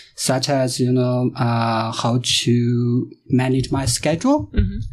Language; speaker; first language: English; non-native, fluent; Chinese